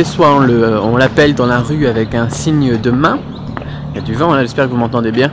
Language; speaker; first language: French; native; French